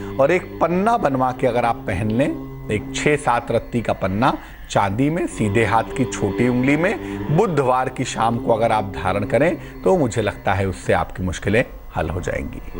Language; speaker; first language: Hindi; native; Hindi